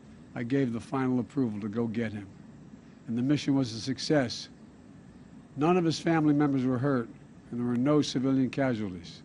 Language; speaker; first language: English; native; English